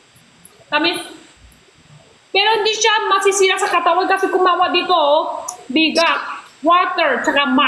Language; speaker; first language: Filipino; non-native, learner; Korean